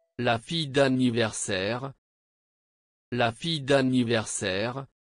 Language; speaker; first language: French; non-native, fluent; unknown